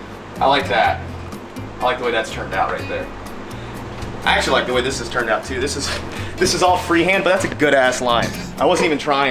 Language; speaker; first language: English; native; English